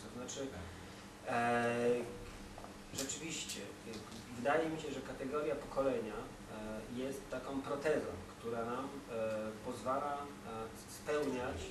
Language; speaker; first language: Polish; native; Polish